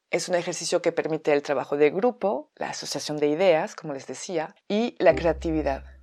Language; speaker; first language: Spanish; non-native, fluent; French